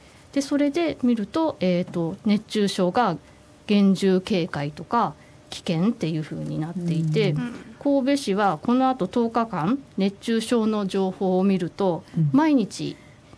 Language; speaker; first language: Japanese; native; Japanese